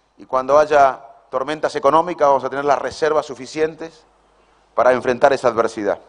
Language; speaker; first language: Spanish; native; Spanish